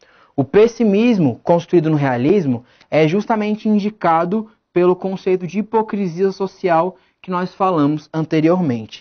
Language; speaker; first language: Portuguese; native; Portuguese